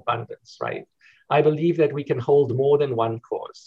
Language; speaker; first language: English; native; English